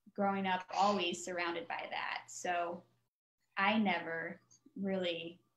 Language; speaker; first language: English; native; English